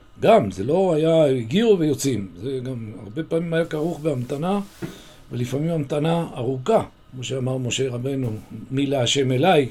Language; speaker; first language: Hebrew; non-native, fluent; Spanish